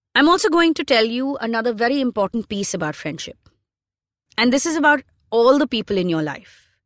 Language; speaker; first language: English; non-native, local second language; Hindi